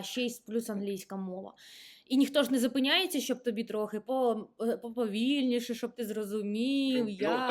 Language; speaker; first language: Ukrainian; native; Ukrainian